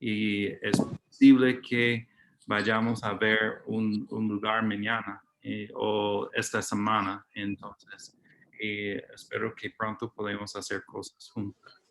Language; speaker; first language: Spanish; non-native, fluent; English